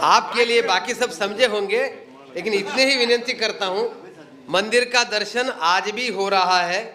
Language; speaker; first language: Hindi; non-native, local second language; Kannada